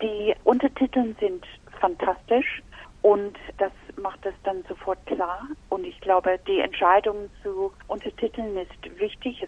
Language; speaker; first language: German; non-native, fluent; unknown